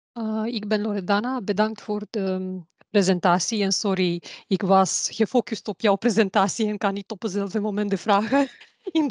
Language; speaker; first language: Dutch; non-native, learner; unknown